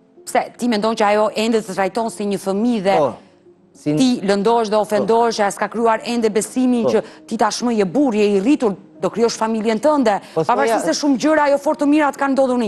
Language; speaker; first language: Albanian; native; Albanian